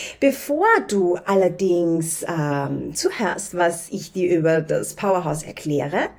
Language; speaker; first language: German; native; German